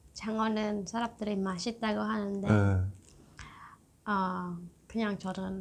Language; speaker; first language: Korean; non-native, learner; Khmer